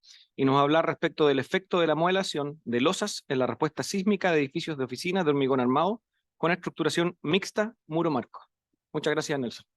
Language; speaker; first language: Spanish; native; Spanish